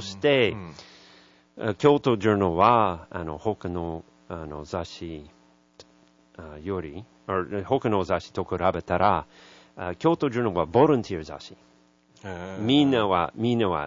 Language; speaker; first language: Japanese; non-native, learner; English